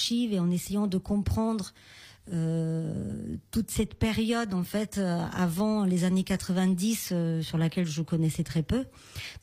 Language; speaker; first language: French; non-native, fluent; Romanian